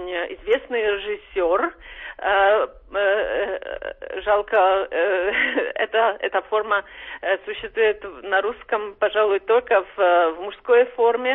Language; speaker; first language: Russian; non-native, fluent; Czech